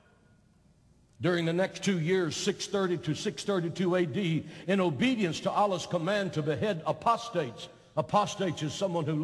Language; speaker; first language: English; native; English